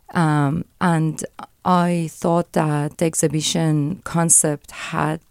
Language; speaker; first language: English; non-native, fluent; Persian